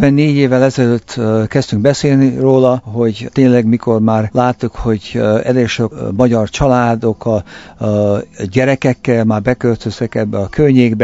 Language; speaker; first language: Hungarian; early bilingual, heritage; Hungarian